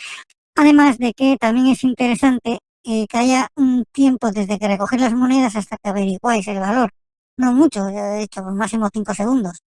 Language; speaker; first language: Spanish; native; Spanish